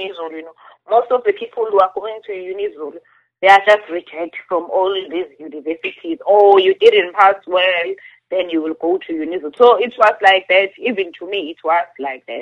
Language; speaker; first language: English; non-native, local second language; Zulu